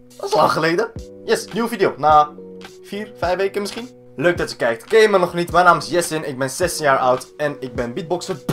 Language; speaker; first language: Dutch; early bilingual, other home language; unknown